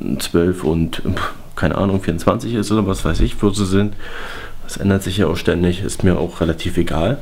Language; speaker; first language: German; native; German